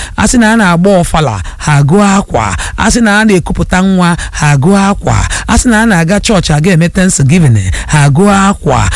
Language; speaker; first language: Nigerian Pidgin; non-native, local second language; Igbo